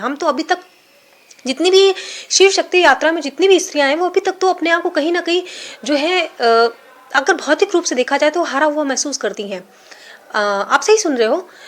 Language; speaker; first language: Hindi; native; Hindi